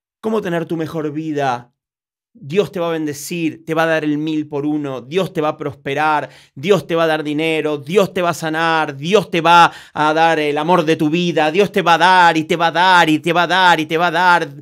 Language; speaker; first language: Spanish; native; Spanish